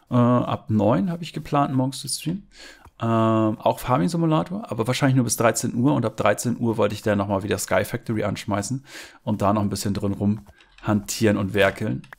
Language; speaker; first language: German; native; German